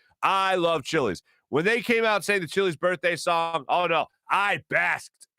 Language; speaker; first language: English; native; English